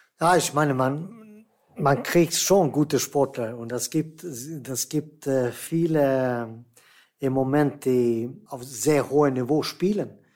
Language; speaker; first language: German; non-native, fluent; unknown